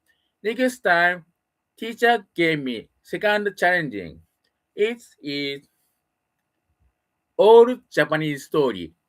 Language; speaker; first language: English; non-native, learner; Japanese